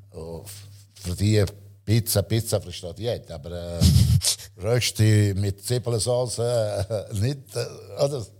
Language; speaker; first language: German; non-native, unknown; Italian